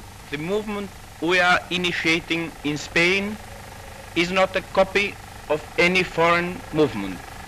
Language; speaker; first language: English; non-native, fluent; Spanish